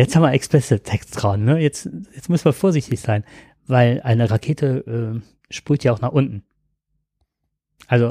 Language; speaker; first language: German; native; German